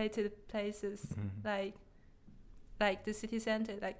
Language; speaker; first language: English; non-native, fluent; Chinese